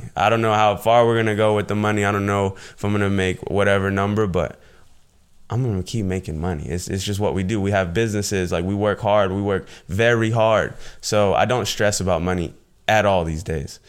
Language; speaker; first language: English; native; English